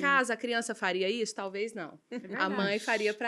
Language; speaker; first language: Portuguese; native; Portuguese